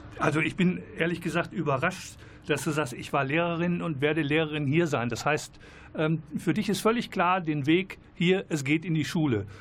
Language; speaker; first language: German; native; German